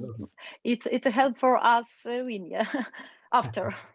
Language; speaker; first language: English; non-native, learner; Ukrainian